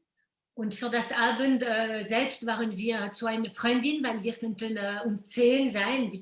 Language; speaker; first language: German; non-native, local second language; French